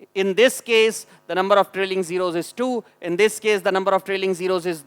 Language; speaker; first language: English; non-native, local second language; Hindi